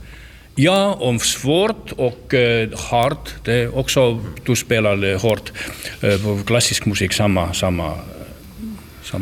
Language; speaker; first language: Swedish; non-native, learner; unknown